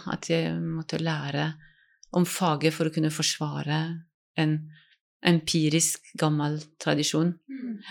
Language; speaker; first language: Norwegian; non-native, fluent; French